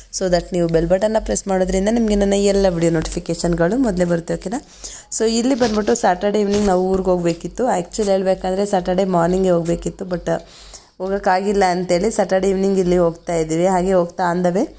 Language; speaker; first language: Kannada; native; Kannada